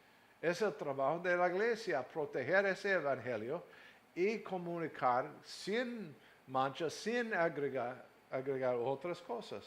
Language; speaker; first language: Spanish; non-native, fluent; English